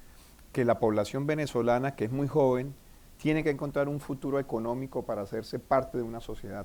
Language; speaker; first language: Spanish; native; Spanish